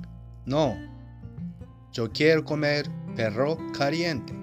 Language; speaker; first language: Spanish; non-native, fluent; Japanese